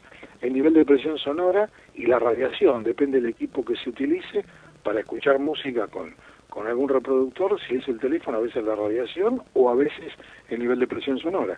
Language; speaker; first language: Spanish; native; Spanish